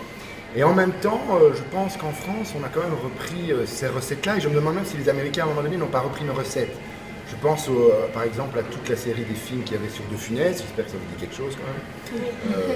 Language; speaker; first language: French; native; French